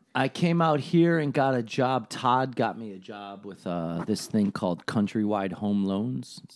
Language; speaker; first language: English; native; English